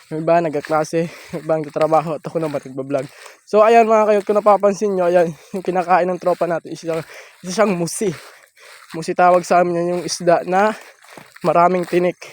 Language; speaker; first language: Filipino; non-native, local second language; Masbatenyo